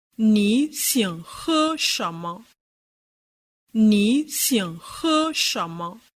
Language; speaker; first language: Chinese; non-native, learner; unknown